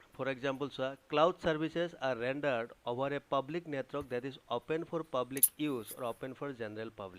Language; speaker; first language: English; non-native, local second language; Assamese